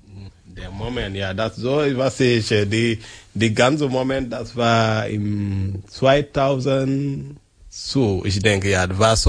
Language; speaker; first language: German; non-native, learner; French